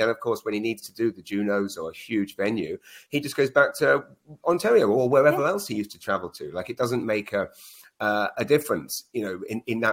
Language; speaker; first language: English; native; English